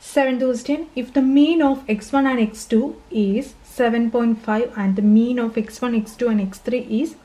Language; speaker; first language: English; non-native, local second language; Malayalam